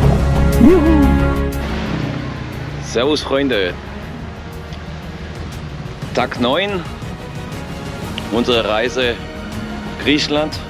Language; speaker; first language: German; non-native, fluent; French